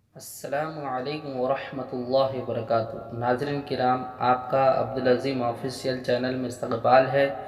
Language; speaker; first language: Urdu; native; Urdu